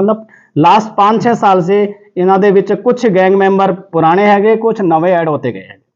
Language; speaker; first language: Hindi; non-native, local second language; Punjabi